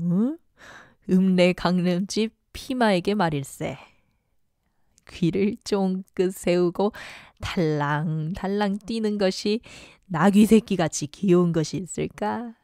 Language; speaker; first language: Korean; native; Korean